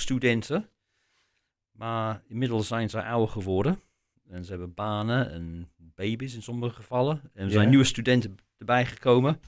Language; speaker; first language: Dutch; non-native, fluent; English